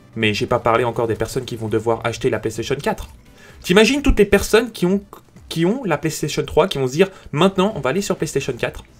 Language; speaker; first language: French; native; French